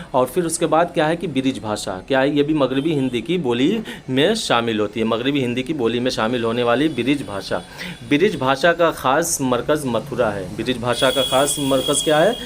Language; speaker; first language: Hindi; native; Hindi